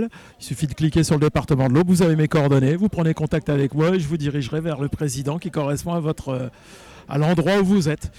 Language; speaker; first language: French; native; French